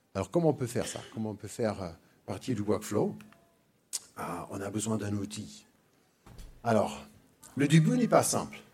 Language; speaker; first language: French; non-native, fluent; German